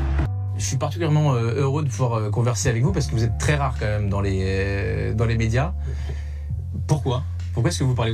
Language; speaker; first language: French; native; French